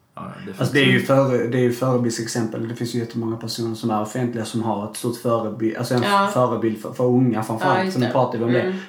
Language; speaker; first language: Swedish; native; Swedish